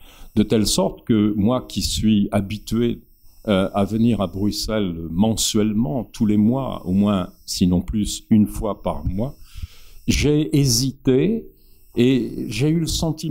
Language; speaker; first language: French; native; French